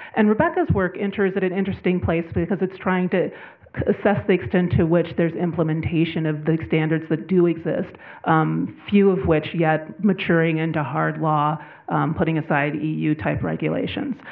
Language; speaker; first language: English; native; English